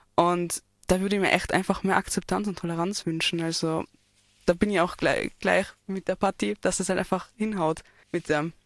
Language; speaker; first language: German; early bilingual, other home language; Turkish